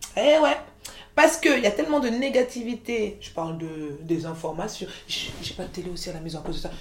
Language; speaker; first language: French; early bilingual, other home language; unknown